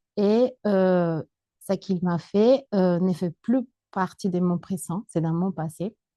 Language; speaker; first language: French; non-native, fluent; Spanish